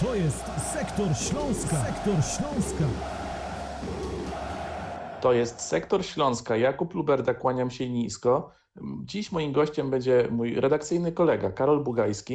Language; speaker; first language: Polish; native; Polish